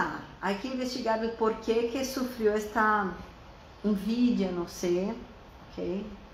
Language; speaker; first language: Spanish; non-native, fluent; Portuguese